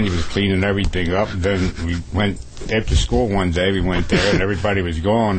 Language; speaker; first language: English; native; English